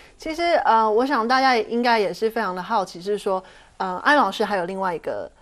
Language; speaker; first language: Chinese; native; Chinese